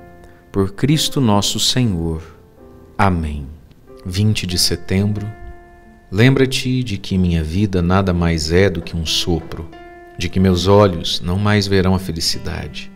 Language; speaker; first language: Portuguese; native; Portuguese